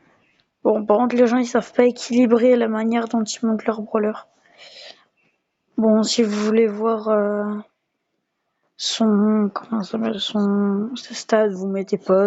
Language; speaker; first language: French; native; French